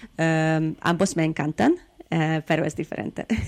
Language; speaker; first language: Spanish; non-native, learner; Hungarian